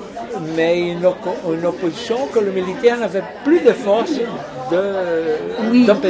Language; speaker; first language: French; non-native, fluent; Portuguese